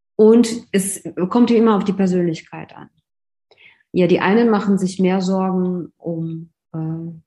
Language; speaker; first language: German; non-native, fluent; Russian